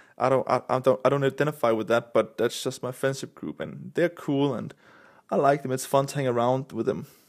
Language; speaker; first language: English; non-native, fluent; Danish